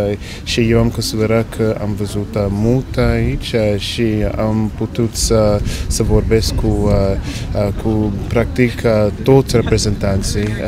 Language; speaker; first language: Romanian; non-native, fluent; English